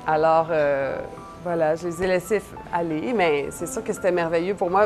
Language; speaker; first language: French; native; French